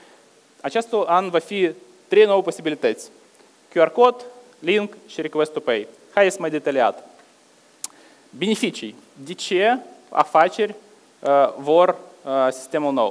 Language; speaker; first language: Romanian; non-native, local second language; Russian